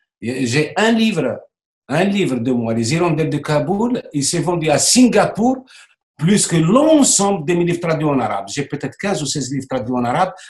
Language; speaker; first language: French; non-native, local second language; Arabic